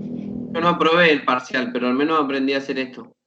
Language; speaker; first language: Spanish; native; Spanish